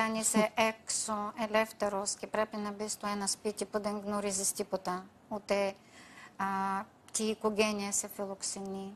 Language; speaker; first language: Greek; non-native, fluent; Bulgarian